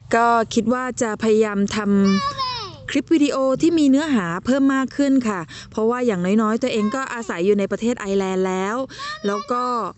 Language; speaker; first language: Thai; native; Thai